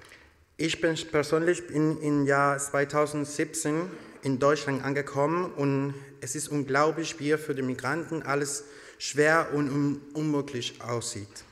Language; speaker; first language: German; non-native, learner; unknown